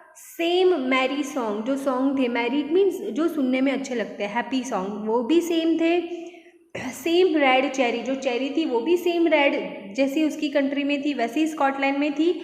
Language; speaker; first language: Hindi; non-native, local second language; Gujarati